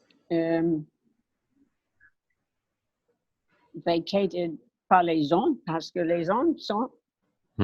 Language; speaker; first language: French; non-native, learner; English